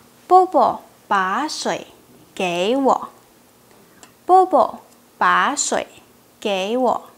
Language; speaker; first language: Chinese; non-native, fluent; Indonesian